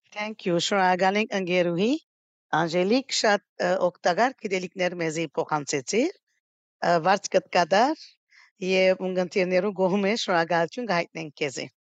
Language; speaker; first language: Armenian; early bilingual, heritage; Armenian